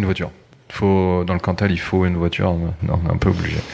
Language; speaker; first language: French; native; French